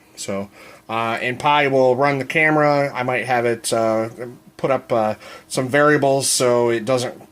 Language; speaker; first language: English; native; English